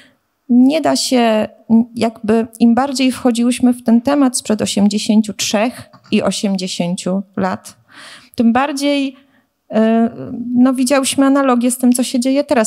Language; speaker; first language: Polish; native; Polish